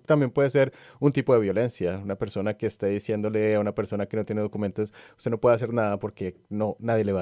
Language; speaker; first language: Spanish; native; Spanish